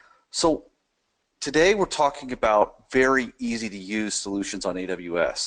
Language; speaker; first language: English; native; English